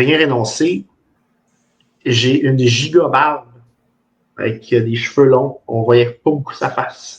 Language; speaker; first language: French; native; French